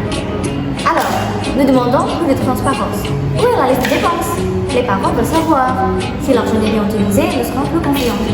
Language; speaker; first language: French; non-native, learner; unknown